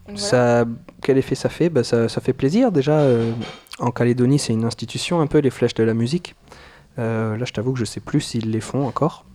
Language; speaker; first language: French; native; French